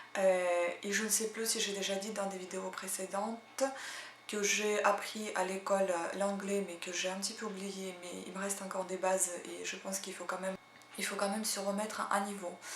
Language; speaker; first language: French; non-native, fluent; Russian